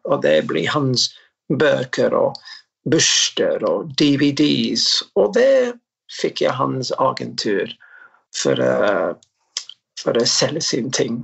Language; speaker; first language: Norwegian; non-native, fluent; English